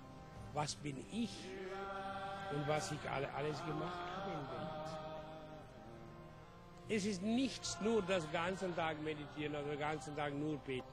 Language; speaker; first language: German; non-native, fluent; Hindi